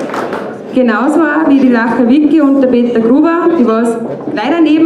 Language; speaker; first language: German; native; German